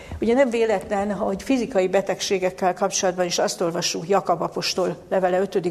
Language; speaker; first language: Hungarian; native; Hungarian